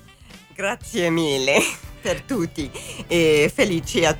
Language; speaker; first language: Italian; non-native, learner; French